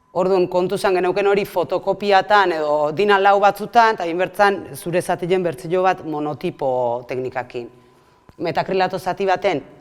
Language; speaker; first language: Basque; native; Basque